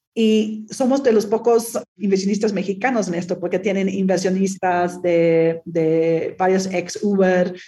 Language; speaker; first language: Spanish; non-native, fluent; English